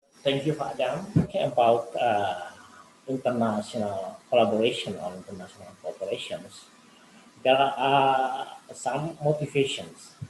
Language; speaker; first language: English; non-native, learner; Indonesian